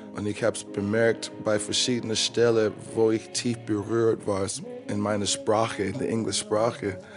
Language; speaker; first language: German; non-native, fluent; English